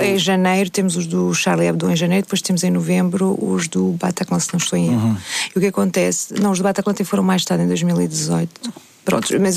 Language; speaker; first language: Portuguese; native; Portuguese